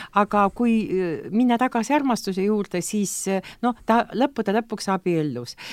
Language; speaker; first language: Estonian; non-native, local second language; Russian